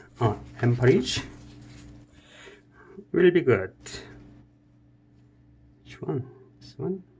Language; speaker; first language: English; non-native, learner; Korean